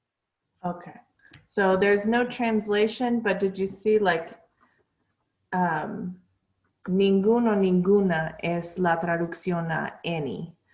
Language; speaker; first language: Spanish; non-native, fluent; English